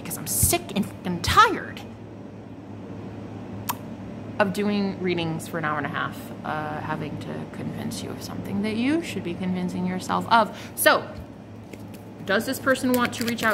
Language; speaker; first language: English; native; English